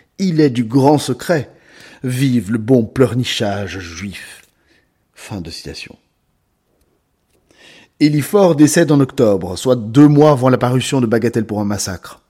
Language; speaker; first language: French; native; French